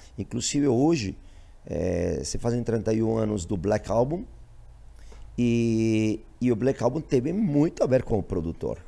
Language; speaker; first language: Portuguese; non-native, fluent; Spanish